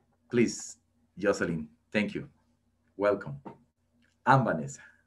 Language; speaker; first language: English; non-native, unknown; Spanish